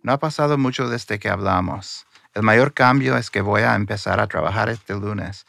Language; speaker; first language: Spanish; non-native, learner; English